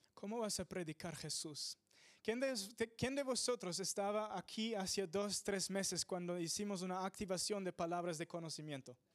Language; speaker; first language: Spanish; non-native, fluent; English